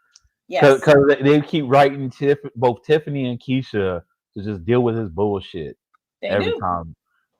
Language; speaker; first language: English; native; English